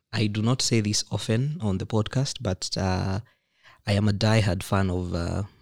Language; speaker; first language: English; non-native, local second language; Kikuyu